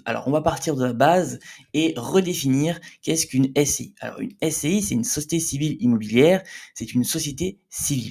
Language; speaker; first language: French; native; French